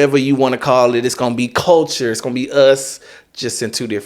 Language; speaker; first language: English; native; English